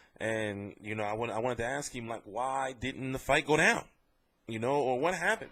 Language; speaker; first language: English; native; English